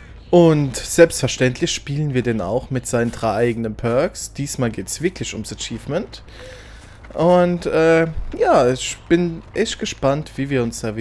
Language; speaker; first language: German; native; German